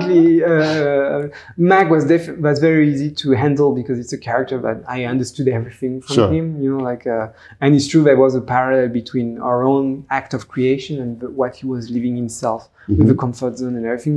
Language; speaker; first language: English; non-native, fluent; French